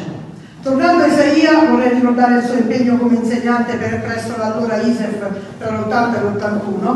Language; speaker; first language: Italian; native; Italian